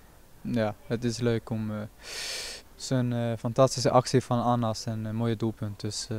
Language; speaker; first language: Dutch; non-native, fluent; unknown